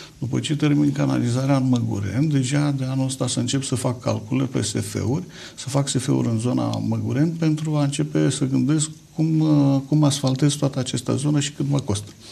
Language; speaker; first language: Romanian; native; Romanian